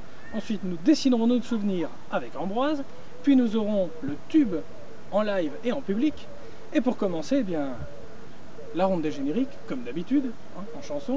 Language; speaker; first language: French; native; French